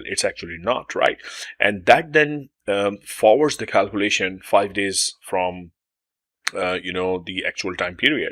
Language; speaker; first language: English; non-native, local second language; Urdu